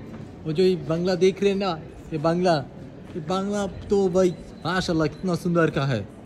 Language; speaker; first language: Hindi; non-native, learner; Bangla